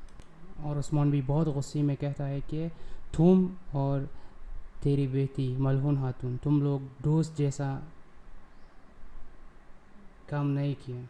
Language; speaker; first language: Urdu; non-native, local second language; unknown